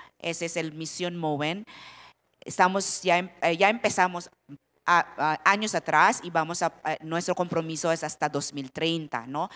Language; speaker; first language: Spanish; non-native, fluent; Filipino